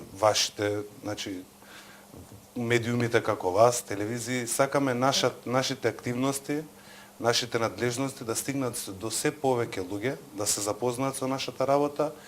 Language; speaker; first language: Macedonian; native; Macedonian